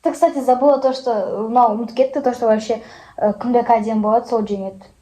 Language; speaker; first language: Russian; non-native, local second language; Kazakh